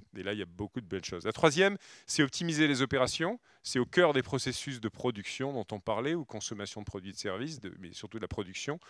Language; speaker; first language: French; native; French